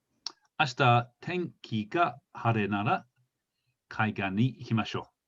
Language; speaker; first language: Japanese; non-native, fluent; English